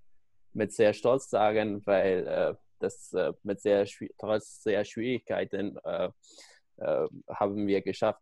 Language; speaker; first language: German; non-native, learner; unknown